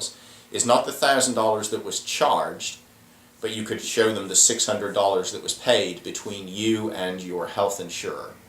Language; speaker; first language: English; native; English